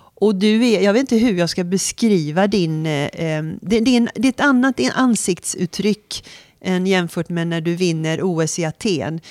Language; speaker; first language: Swedish; native; Swedish